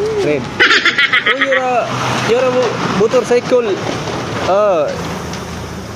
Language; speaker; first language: English; non-native, local second language; Cebuano